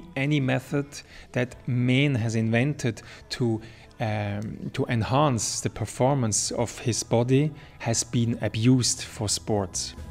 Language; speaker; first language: English; non-native, fluent; German